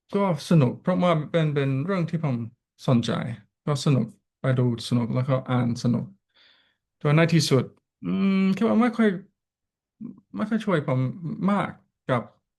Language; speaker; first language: Thai; non-native, learner; English